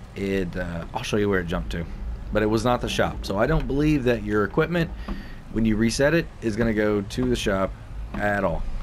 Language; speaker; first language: English; native; English